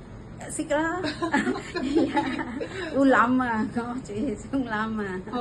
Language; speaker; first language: Cantonese; non-native, learner; Indonesian